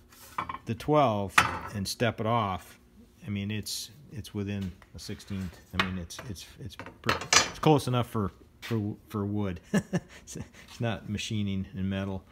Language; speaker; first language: English; native; English